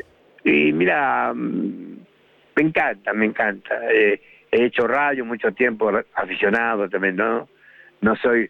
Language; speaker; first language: Spanish; native; Spanish